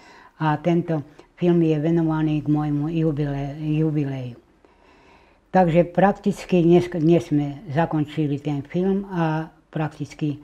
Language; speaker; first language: Slovak; native; Slovak